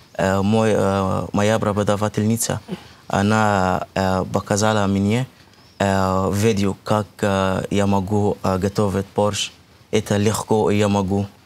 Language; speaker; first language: Russian; non-native, learner; Arabic